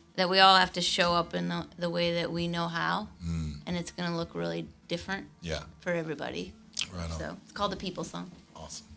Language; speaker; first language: English; native; English